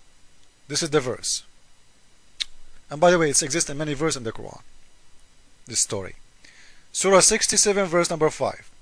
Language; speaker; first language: English; non-native, fluent; Arabic